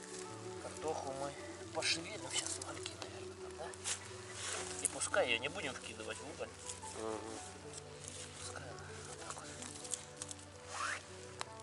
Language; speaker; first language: Russian; native; Russian